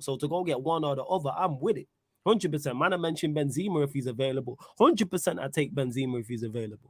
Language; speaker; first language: English; native; English